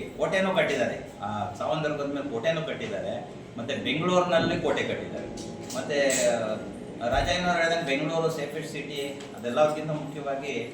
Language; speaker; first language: Kannada; native; Kannada